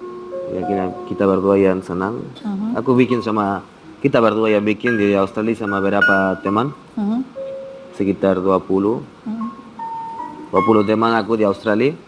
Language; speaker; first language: Indonesian; non-native, fluent; Spanish